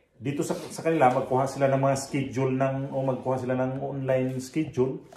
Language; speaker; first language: Filipino; non-native, local second language; Cebuano